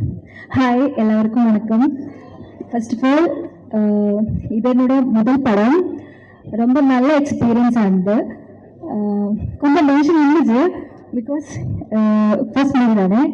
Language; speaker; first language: Tamil; non-native, learner; Malayalam